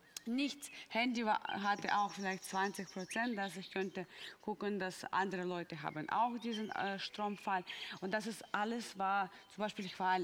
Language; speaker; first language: German; non-native, fluent; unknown